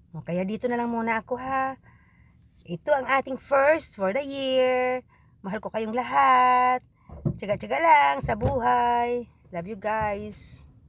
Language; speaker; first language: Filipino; non-native, local second language; Hiligaynon